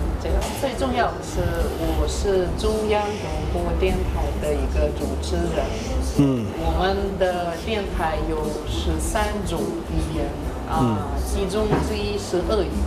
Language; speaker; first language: Chinese; non-native, fluent; Russian